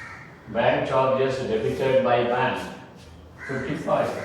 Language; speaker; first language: English; non-native, local second language; Tamil